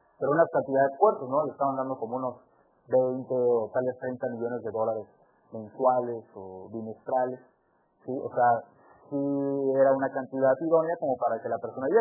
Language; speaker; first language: Spanish; native; Spanish